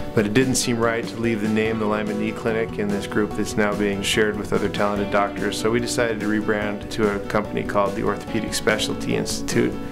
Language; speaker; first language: English; native; English